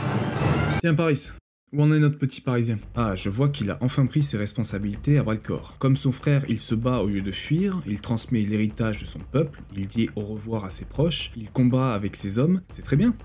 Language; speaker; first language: French; native; French